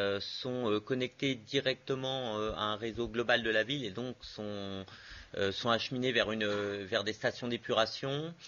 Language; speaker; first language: French; native; French